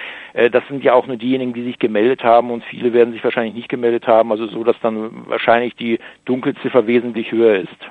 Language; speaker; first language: German; native; German